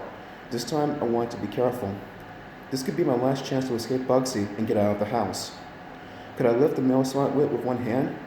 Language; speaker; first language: English; native; English